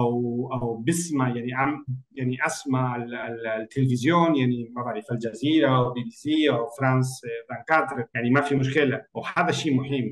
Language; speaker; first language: Arabic; non-native, learner; Spanish